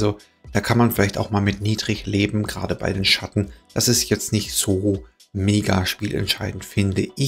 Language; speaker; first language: German; native; German